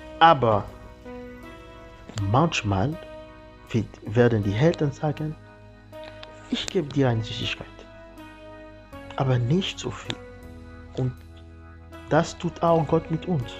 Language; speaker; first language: German; non-native, learner; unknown